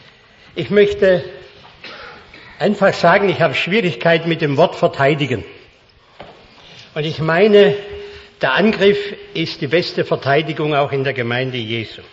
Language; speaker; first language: German; native; German